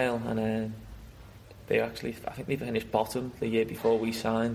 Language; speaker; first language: English; native; English